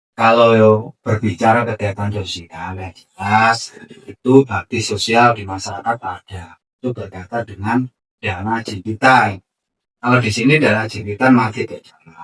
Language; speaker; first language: Indonesian; native; Indonesian